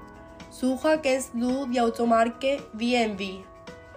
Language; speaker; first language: German; non-native, learner; Spanish